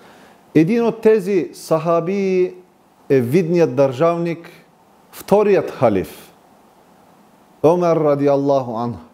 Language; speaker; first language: Bulgarian; non-native, local second language; Turkish